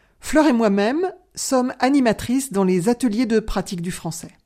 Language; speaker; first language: French; native; French